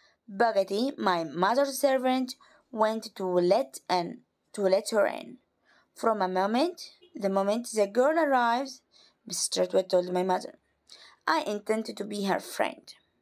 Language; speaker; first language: English; non-native, fluent; Arabic